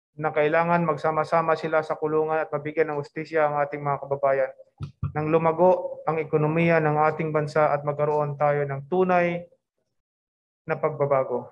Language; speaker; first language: Filipino; non-native, local second language; Cebuano